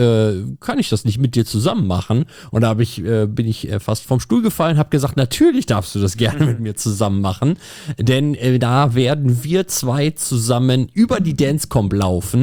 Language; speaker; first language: German; native; German